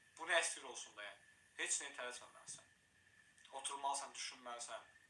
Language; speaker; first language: Azerbaijani; native; Azerbaijani